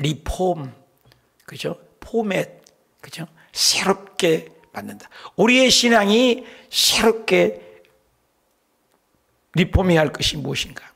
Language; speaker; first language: Korean; native; Korean